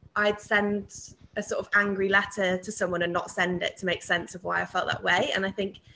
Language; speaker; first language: English; native; English